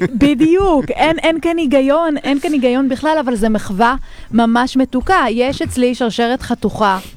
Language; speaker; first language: Hebrew; native; Hebrew